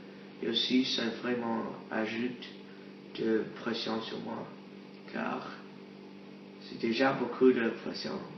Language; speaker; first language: French; non-native, learner; English